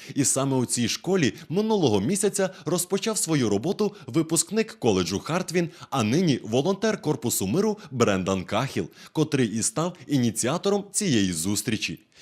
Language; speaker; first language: Ukrainian; native; Ukrainian